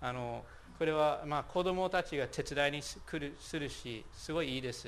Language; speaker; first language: Japanese; non-native, fluent; English